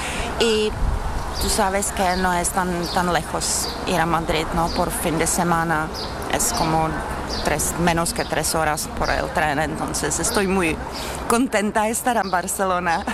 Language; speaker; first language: Spanish; non-native, learner; Czech